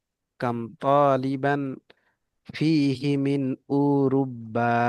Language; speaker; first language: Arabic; non-native, fluent; Bangla